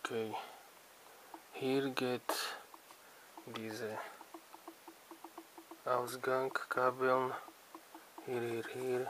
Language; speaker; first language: German; non-native, learner; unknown